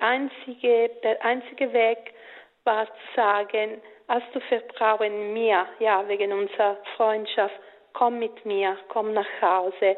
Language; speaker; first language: German; non-native, fluent; Italian